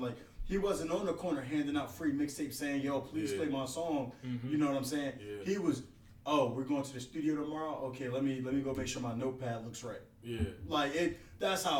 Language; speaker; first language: English; native; English